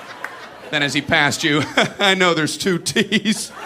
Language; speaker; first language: English; native; English